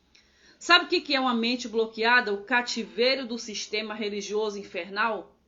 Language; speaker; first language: Portuguese; native; Portuguese